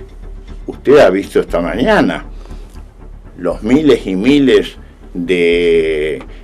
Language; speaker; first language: Spanish; native; Spanish